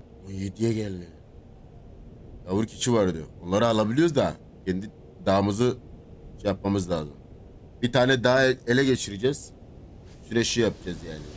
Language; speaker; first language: Turkish; native; Turkish